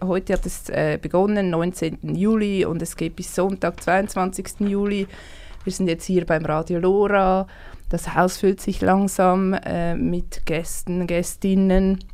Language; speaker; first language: German; native; German